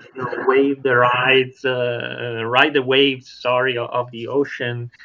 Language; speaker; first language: English; non-native, fluent; Italian